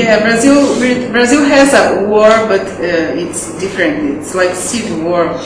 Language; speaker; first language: English; non-native, fluent; Portuguese